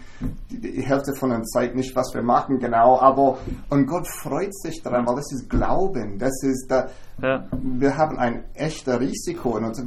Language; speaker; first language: German; non-native, fluent; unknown